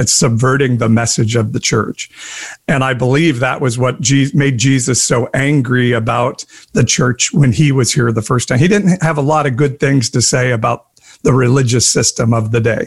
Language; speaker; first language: English; native; English